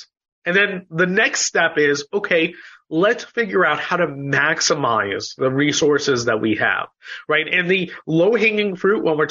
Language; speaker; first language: English; native; English